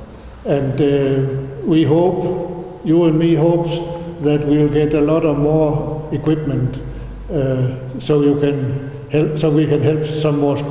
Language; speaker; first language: English; non-native, fluent; Danish